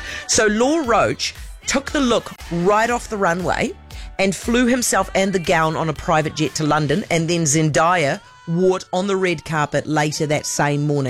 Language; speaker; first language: English; native; English